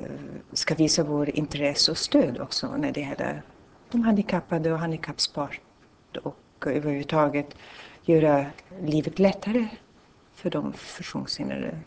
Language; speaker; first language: Swedish; non-native, fluent; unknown